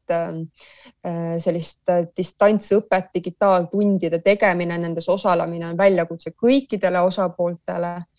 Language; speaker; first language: Estonian; native; Estonian